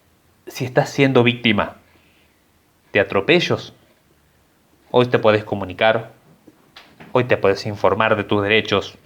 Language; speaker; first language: Spanish; native; Spanish